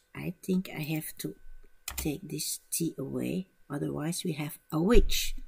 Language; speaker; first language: English; non-native, fluent; Dutch